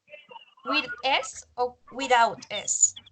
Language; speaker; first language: English; non-native, learner; Spanish